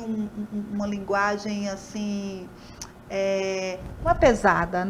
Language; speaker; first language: Portuguese; native; Portuguese